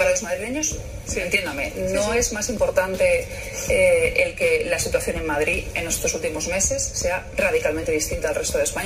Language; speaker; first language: Spanish; native; Spanish